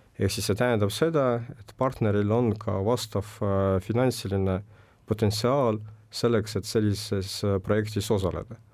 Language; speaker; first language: Estonian; non-native, local second language; Russian